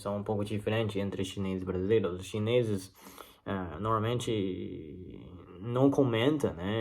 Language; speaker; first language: Portuguese; non-native, learner; Chinese